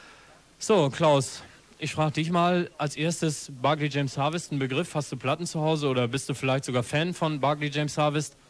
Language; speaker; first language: German; native; German